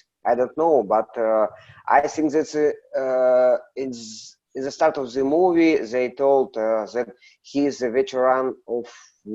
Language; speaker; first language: English; non-native, learner; Russian